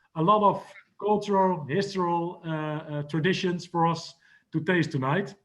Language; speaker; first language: English; non-native, fluent; Dutch